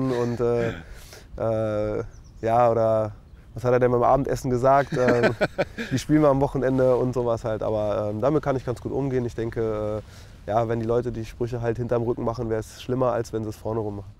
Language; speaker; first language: German; native; German